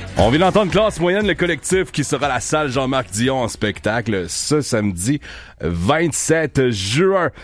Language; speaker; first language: French; native; French